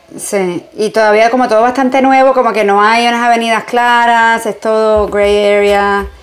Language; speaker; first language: Spanish; native; Spanish